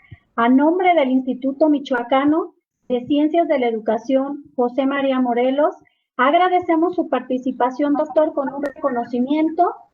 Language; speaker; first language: Spanish; native; Spanish